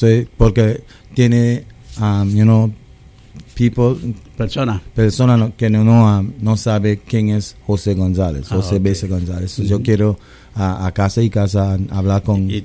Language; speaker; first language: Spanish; early bilingual, heritage; Spanish